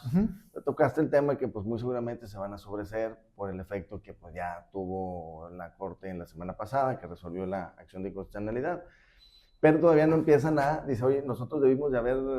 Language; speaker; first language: Spanish; native; Spanish